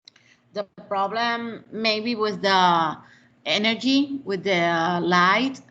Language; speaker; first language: English; non-native, learner; Spanish